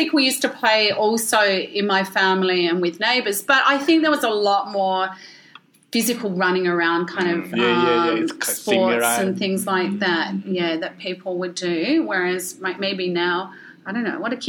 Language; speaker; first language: English; native; English